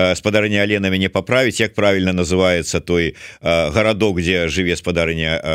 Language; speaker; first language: Belarusian; native; Belarusian